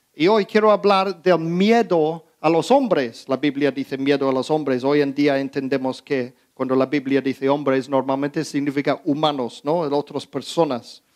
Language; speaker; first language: Spanish; early bilingual, heritage; Spanish